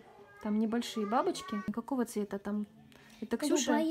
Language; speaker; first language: Russian; native; Russian